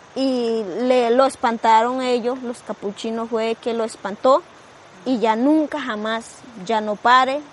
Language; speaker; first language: Spanish; non-native, local second language; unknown